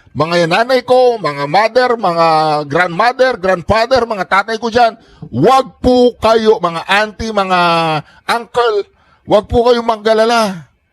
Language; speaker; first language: Filipino; native; Filipino